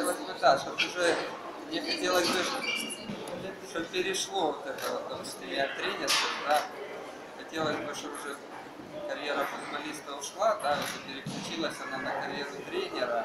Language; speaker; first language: Russian; native; Russian